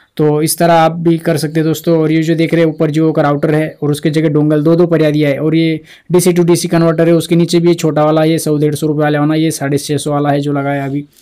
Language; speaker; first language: Hindi; non-native, local second language; Marathi